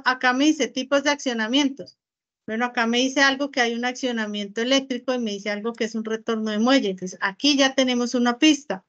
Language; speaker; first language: Spanish; native; Spanish